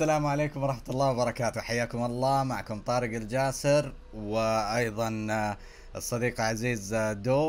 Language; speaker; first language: Arabic; native; Arabic